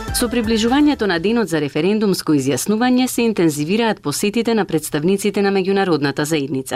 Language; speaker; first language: Macedonian; native; Macedonian